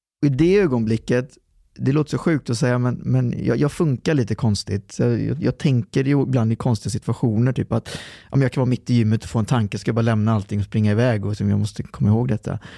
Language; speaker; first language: Swedish; early bilingual, other home language; Arabic